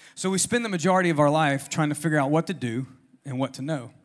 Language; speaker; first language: English; native; English